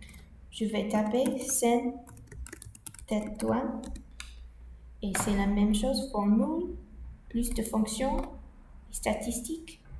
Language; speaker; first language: French; non-native, learner; English